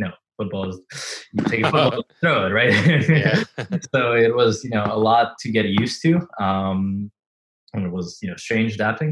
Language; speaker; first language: English; non-native, fluent; Russian